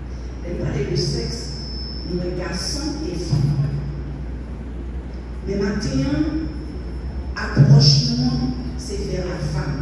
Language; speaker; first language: French; non-native, local second language; Haitian Creole